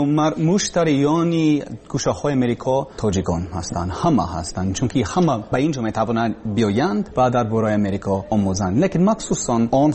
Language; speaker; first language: Persian; non-native, learner; English